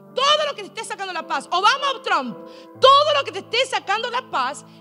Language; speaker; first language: Spanish; early bilingual, heritage; Spanish